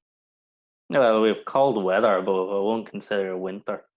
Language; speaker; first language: English; native; English